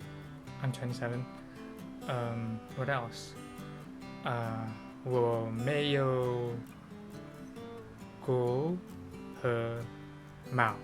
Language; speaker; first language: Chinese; non-native, learner; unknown